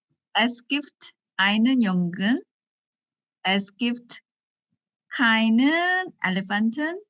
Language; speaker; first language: German; non-native, learner; Korean